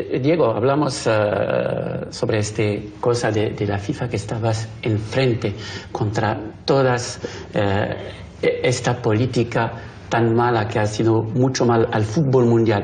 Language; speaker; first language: Spanish; non-native, learner; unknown